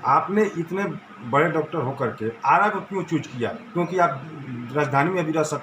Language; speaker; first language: Hindi; native; Hindi